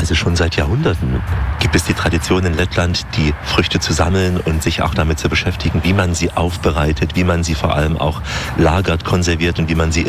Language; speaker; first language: German; native; German